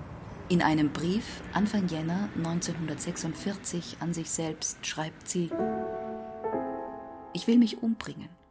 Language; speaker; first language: German; native; German